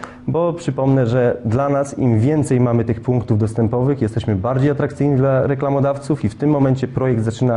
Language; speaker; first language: Polish; native; Polish